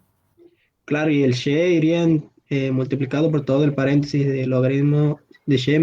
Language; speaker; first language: Spanish; native; Spanish